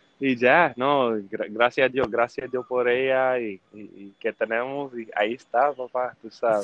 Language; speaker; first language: Spanish; early bilingual, heritage; English